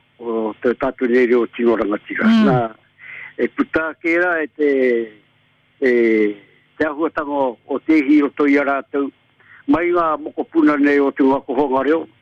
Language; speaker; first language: Māori; native; Māori